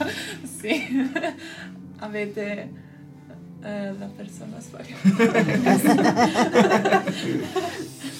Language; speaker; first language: Italian; non-native, local second language; German